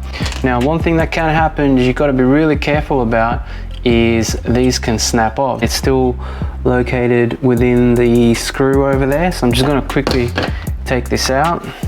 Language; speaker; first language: English; native; English